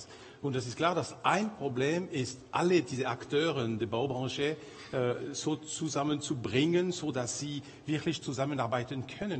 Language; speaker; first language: German; non-native, local second language; French